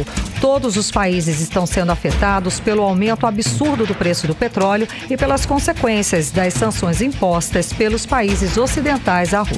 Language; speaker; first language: Portuguese; native; Portuguese